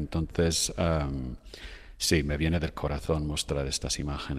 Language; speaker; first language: Spanish; non-native, fluent; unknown